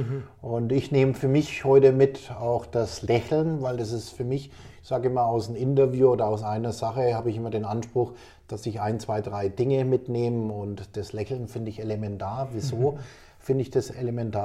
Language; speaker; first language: German; native; German